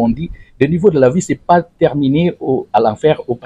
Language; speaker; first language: French; non-native, learner; Indonesian